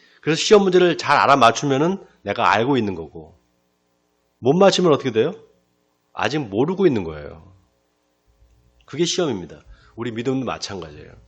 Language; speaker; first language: Korean; native; Korean